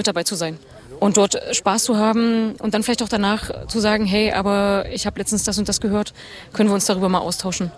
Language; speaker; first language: German; native; German